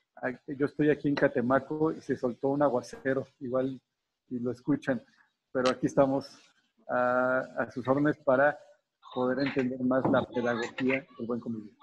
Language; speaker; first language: Spanish; native; Spanish